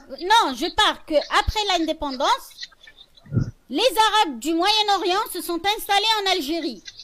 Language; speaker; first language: French; non-native, local second language; Arabic